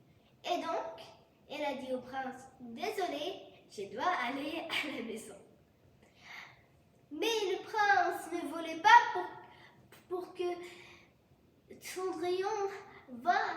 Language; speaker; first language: French; non-native, learner; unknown